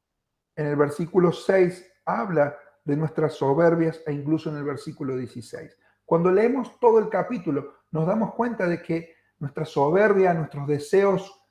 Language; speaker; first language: Spanish; native; Spanish